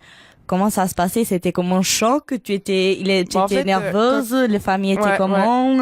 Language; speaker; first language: French; non-native, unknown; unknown